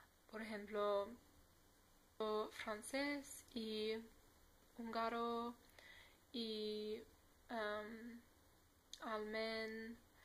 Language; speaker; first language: Spanish; non-native, learner; English